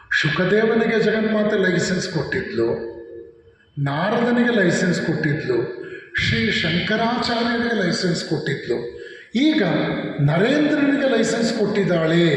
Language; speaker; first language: Kannada; non-native, local second language; Telugu